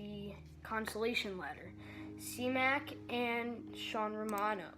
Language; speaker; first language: English; native; English